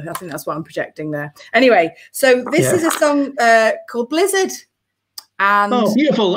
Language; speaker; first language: English; native; English